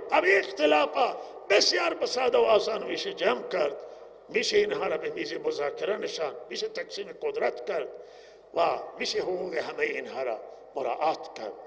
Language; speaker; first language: Persian; non-native, local second language; Baluchi